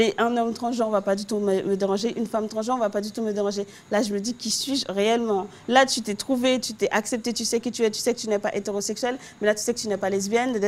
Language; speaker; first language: French; non-native, local second language; Haitian Creole